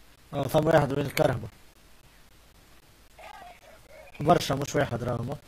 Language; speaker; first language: Arabic; native; Arabic